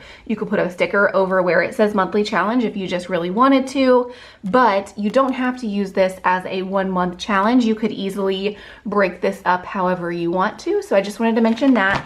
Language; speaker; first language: English; native; English